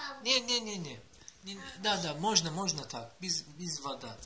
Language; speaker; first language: Russian; non-native, learner; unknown